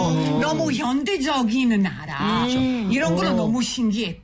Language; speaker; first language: Korean; non-native, fluent; Italian